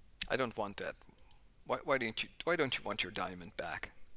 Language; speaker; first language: English; non-native, fluent; Dutch